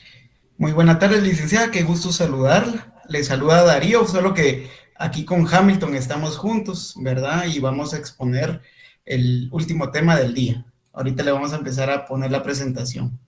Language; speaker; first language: Spanish; native; Spanish